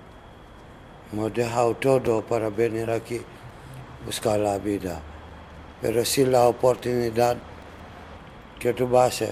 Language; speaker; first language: Spanish; non-native, learner; Arabic